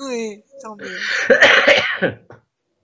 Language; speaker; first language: French; non-native, learner; English